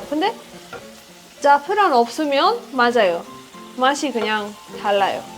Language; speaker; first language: Korean; non-native, fluent; Persian